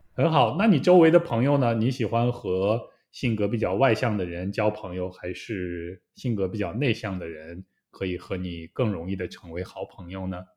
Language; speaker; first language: Chinese; native; Chinese